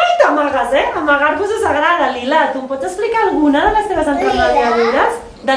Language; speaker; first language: Catalan; native; Catalan